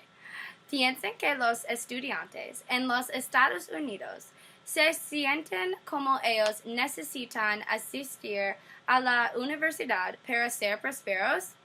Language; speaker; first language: Spanish; non-native, learner; English